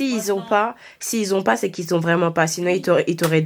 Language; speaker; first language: French; native; French